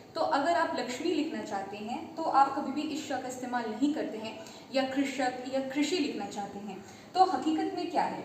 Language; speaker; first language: Hindi; native; Hindi